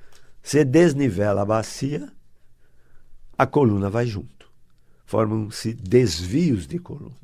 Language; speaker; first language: Portuguese; native; Portuguese